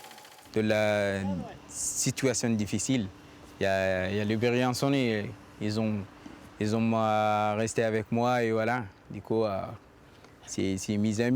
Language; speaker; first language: French; non-native, learner; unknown